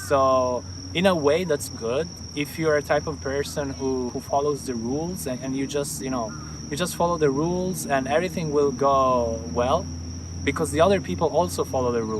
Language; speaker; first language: English; non-native, fluent; Italian